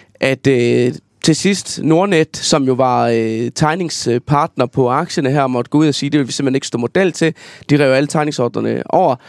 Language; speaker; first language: Danish; native; Danish